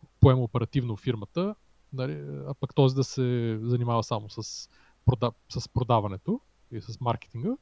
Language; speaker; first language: Bulgarian; native; Bulgarian